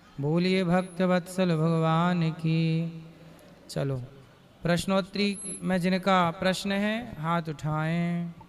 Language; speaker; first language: Hindi; native; Hindi